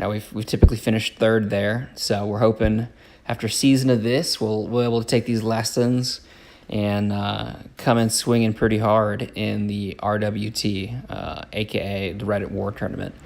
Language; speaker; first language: English; native; English